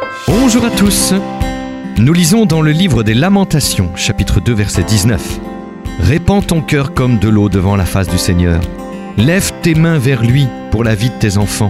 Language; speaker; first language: French; native; French